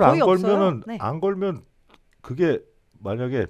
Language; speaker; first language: Korean; native; Korean